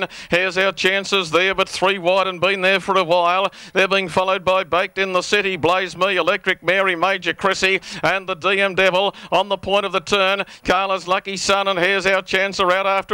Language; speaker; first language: English; native; English